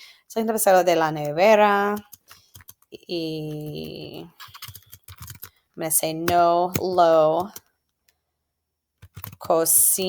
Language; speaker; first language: Spanish; non-native, fluent; English